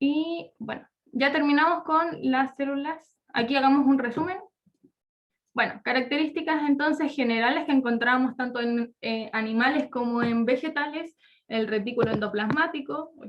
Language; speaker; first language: Spanish; native; Spanish